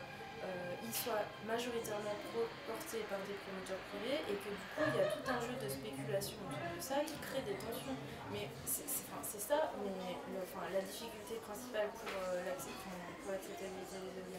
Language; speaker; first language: French; native; French